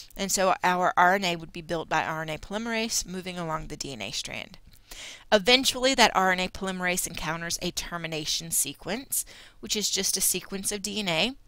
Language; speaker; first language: English; native; English